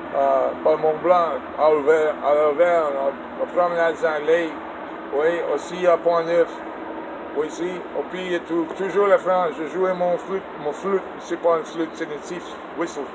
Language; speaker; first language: French; non-native, learner; English